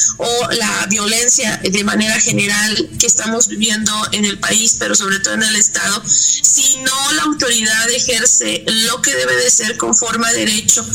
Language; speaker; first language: Spanish; native; Spanish